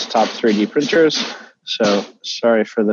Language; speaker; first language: English; native; English